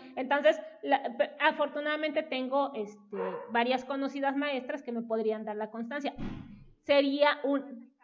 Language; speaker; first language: Spanish; native; Spanish